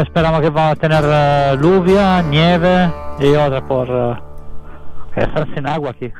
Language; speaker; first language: Spanish; non-native, learner; Italian